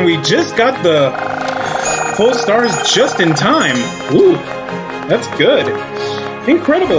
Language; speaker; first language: English; native; English